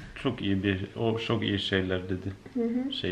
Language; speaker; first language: Turkish; non-native, learner; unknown